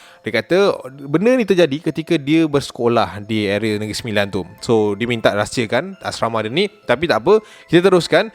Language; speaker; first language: Malay; native; Malay